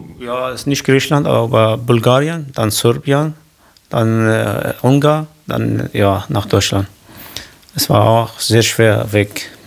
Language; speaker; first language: German; non-native, learner; Kurdish